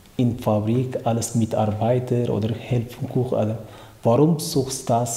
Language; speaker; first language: German; non-native, learner; Tigrinya